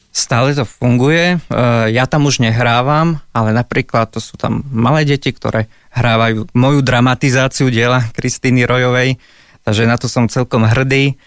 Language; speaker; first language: Slovak; native; Slovak